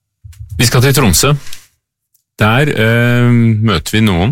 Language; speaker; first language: Norwegian; native; Norwegian